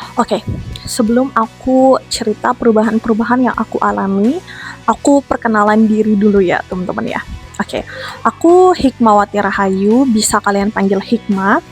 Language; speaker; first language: Indonesian; native; Indonesian